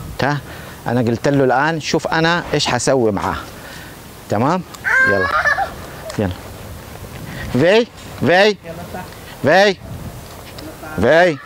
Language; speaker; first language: Portuguese; non-native, learner; Arabic